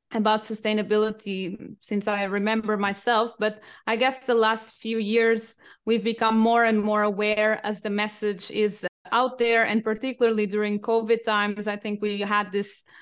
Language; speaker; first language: English; non-native, fluent; Portuguese